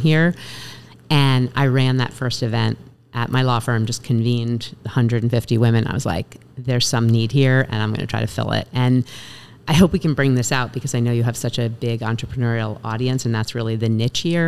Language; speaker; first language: English; native; English